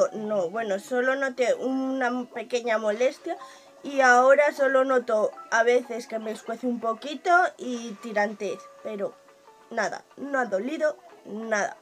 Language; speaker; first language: Spanish; native; Spanish